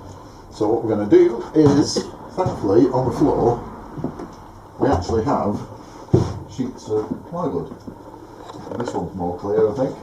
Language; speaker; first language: English; native; English